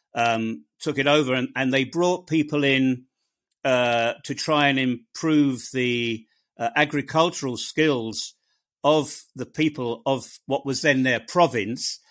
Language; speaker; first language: English; native; English